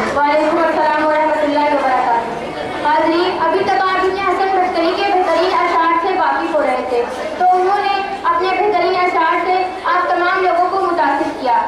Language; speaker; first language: Urdu; native; Urdu